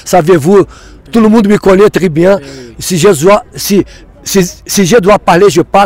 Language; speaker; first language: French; non-native, fluent; Portuguese